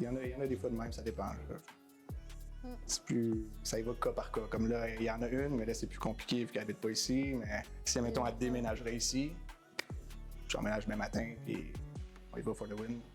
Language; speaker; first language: French; native; French